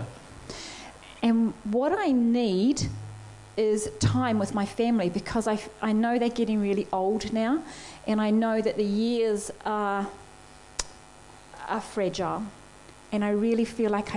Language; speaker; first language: English; native; English